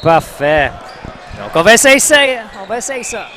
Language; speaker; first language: French; non-native, local second language; English